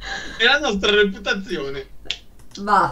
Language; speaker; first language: Italian; native; Italian